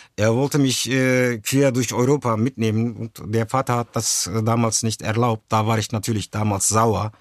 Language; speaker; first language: German; early bilingual, other home language; Turkish